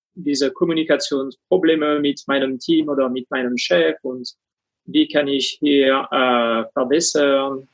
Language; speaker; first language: German; non-native, fluent; French